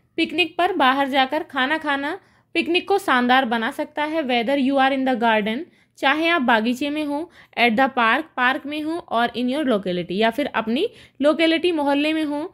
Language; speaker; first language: Hindi; native; Hindi